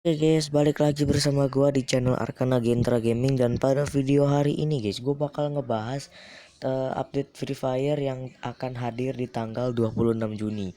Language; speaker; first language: Indonesian; native; Indonesian